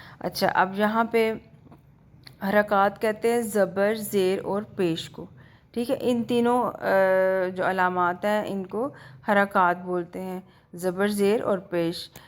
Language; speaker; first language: Urdu; native; Urdu